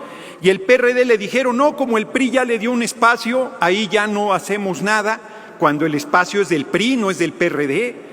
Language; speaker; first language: Spanish; native; Spanish